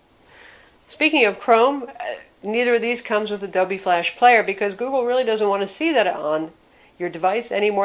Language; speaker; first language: English; native; English